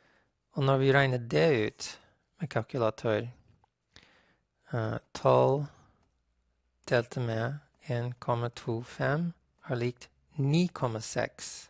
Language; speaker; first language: Norwegian; non-native, fluent; English